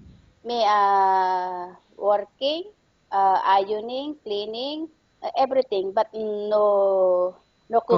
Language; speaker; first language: English; non-native, learner; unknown